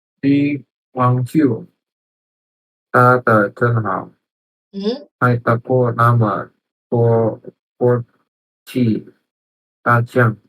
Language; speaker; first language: Chinese; non-native, learner; Indonesian